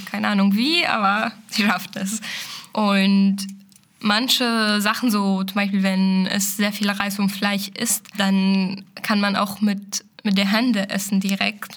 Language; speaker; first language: German; non-native, fluent; Arabic